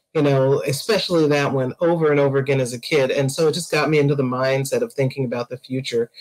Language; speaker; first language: English; native; English